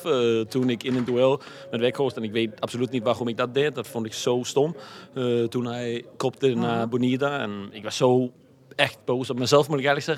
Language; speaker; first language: Dutch; non-native, fluent; Danish